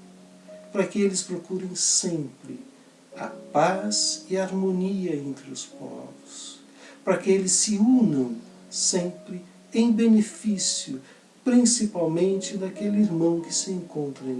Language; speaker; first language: Portuguese; native; Portuguese